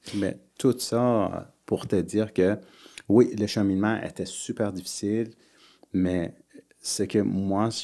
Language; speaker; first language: French; early bilingual, other home language; Persian